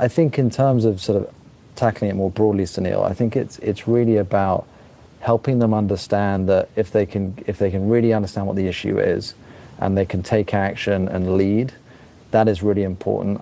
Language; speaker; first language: English; native; English